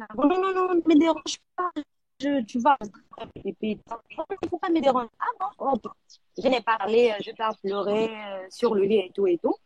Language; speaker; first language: French; non-native, local second language; Arabic